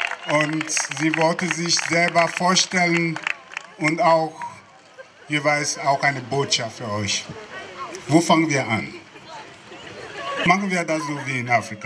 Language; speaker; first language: German; non-native, fluent; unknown